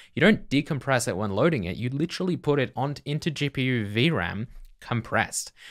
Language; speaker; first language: English; native; English